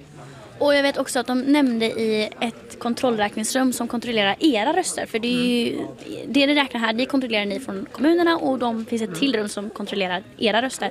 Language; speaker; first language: Swedish; native; Swedish